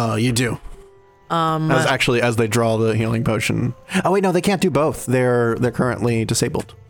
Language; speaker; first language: English; native; English